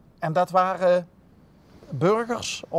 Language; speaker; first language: Dutch; native; Dutch